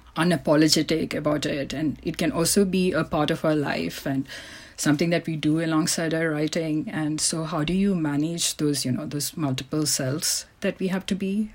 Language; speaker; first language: English; non-native, local second language; Malayalam